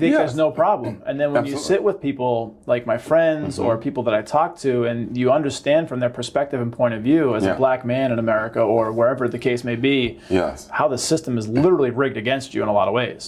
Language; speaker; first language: English; native; English